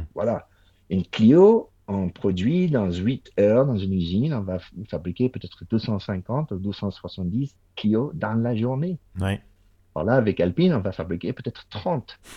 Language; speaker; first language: French; non-native, fluent; English